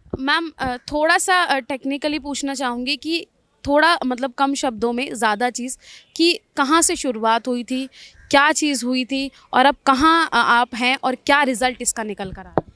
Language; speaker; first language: Hindi; native; Hindi